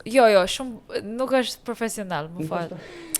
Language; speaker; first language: Albanian; non-native, learner; English